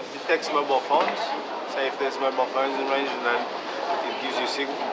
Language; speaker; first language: English; native; English